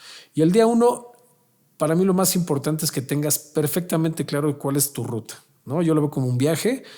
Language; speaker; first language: Spanish; native; Spanish